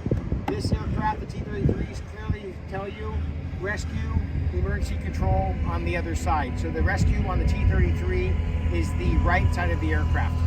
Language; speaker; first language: English; native; English